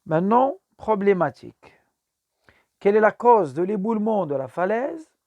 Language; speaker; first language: French; non-native, local second language; Arabic